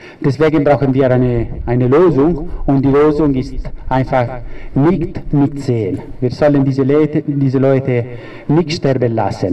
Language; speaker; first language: German; non-native, fluent; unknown